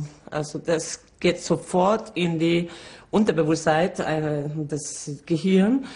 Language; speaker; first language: German; non-native, fluent; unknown